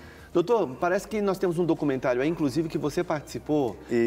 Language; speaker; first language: Portuguese; native; Portuguese